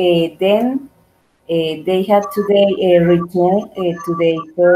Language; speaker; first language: English; non-native, learner; Spanish